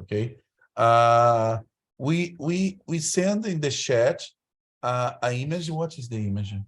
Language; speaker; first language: English; non-native, learner; Portuguese